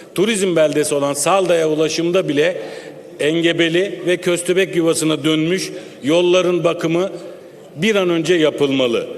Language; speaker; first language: Turkish; native; Turkish